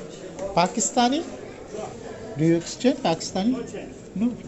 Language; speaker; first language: English; non-native, learner; Brahui